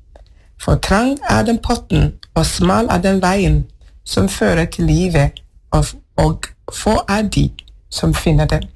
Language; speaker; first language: Norwegian; non-native, fluent; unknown